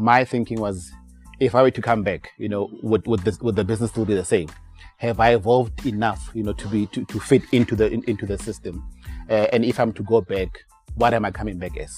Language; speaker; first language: English; non-native, local second language; Tswana